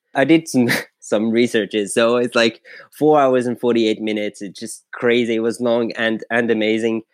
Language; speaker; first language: English; non-native, fluent; French